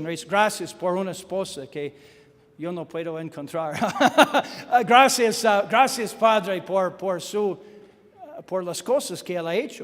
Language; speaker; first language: Spanish; non-native, learner; English